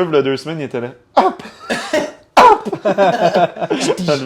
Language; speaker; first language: French; native; French